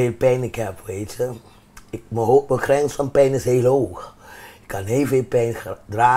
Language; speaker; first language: Dutch; non-native, fluent; Papiamento